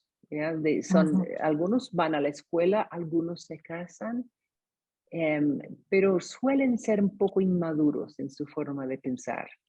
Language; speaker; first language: Spanish; non-native, fluent; English